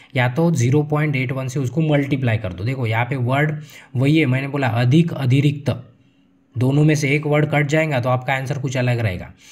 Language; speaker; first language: Hindi; non-native, local second language; Marathi